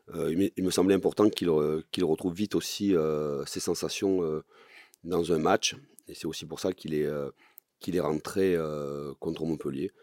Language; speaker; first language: French; native; French